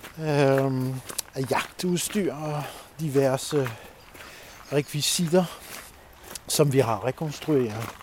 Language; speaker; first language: Danish; non-native, fluent; French